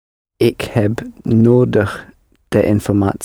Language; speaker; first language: Dutch; non-native, learner; English